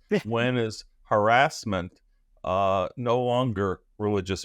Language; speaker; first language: English; native; English